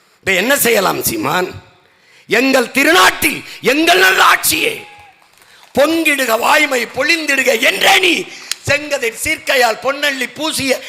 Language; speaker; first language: Tamil; native; Tamil